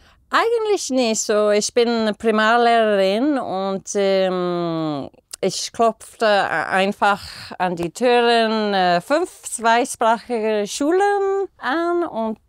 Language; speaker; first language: German; non-native, fluent; English